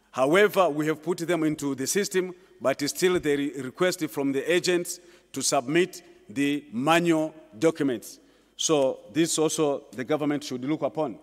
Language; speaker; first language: English; non-native, local second language; Swahili